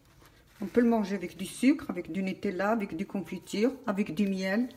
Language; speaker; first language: French; non-native, local second language; Arabic